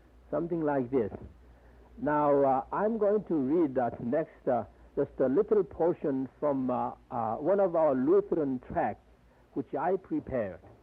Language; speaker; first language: English; non-native, fluent; Korean